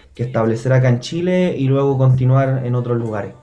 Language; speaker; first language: Spanish; native; Spanish